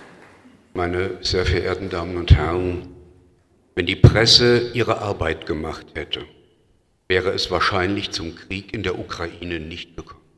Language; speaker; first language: German; native; German